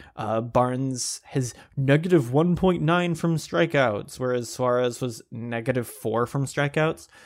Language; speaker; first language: English; native; English